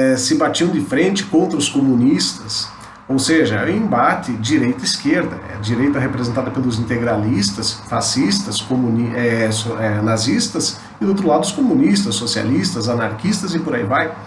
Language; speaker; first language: Portuguese; native; Portuguese